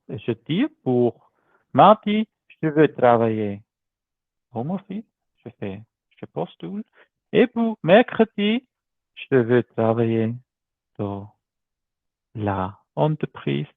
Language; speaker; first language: French; non-native, learner; German